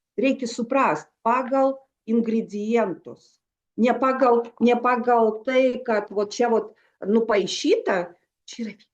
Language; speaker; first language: Lithuanian; non-native, local second language; Russian